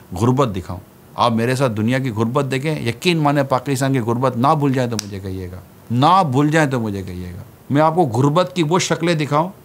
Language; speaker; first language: Urdu; native; Urdu